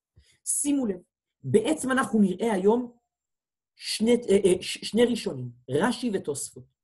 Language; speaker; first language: Hebrew; native; Hebrew